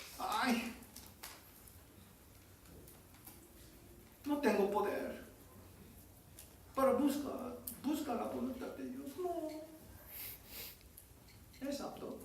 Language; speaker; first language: Spanish; non-native, learner; Korean